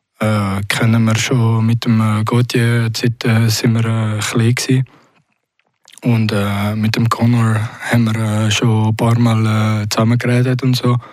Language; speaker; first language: German; non-native, local second language; French